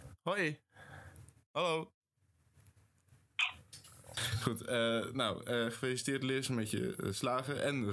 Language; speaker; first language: Dutch; native; Dutch